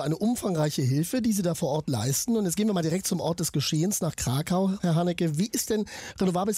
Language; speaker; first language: German; native; German